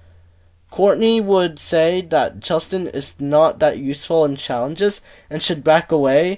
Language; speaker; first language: English; native; English